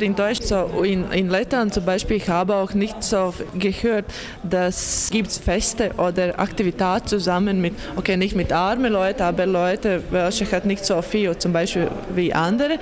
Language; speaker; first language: German; non-native, learner; Latvian